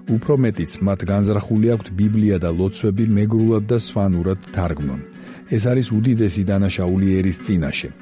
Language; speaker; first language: Georgian; native; Georgian